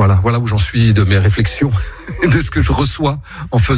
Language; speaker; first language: French; native; French